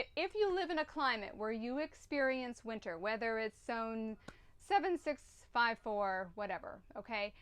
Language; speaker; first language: English; native; English